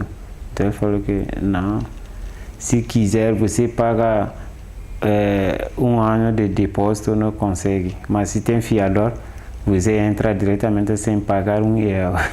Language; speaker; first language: Portuguese; non-native, learner; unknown